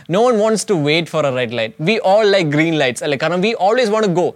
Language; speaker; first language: English; non-native, local second language; Malayalam